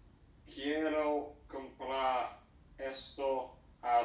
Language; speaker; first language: Spanish; non-native, learner; English